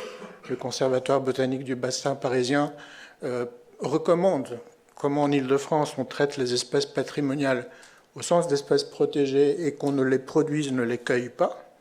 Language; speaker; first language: French; native; French